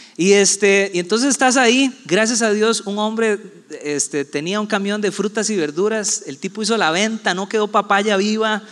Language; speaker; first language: Spanish; native; Spanish